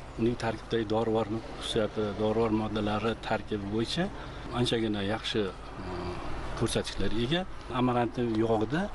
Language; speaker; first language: Uzbek; native; Uzbek